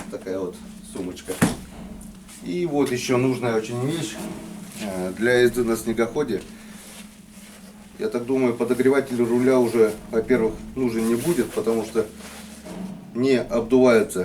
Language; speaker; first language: Russian; native; Russian